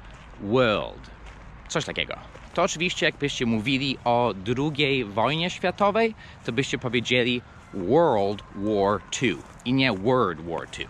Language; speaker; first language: Polish; non-native, fluent; English